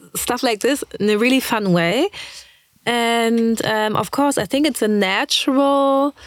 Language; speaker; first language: English; early bilingual, other home language; German